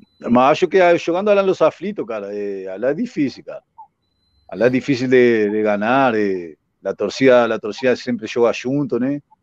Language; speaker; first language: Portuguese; non-native, fluent; Spanish